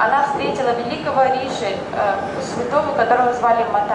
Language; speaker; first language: Russian; native; Russian